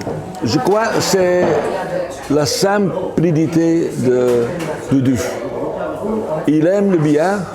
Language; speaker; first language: French; non-native, local second language; Dutch